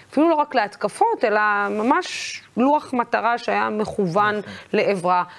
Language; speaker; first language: Hebrew; non-native, local second language; Arabic